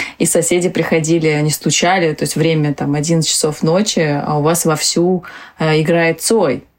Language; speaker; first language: Russian; early bilingual, other home language; Tajik